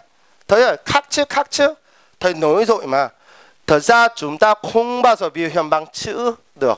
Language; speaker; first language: Vietnamese; non-native, fluent; Korean